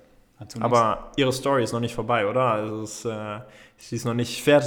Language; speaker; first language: German; native; German